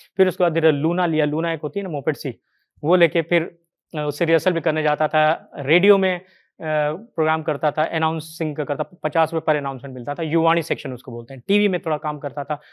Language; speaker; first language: Hindi; native; Hindi